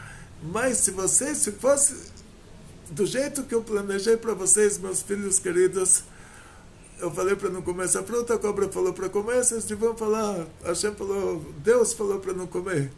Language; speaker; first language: Portuguese; native; Portuguese